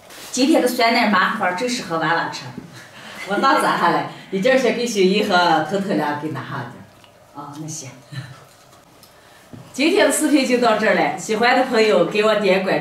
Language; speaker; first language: Chinese; native; Chinese